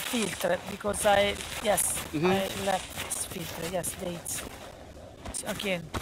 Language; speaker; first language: English; non-native, learner; Hungarian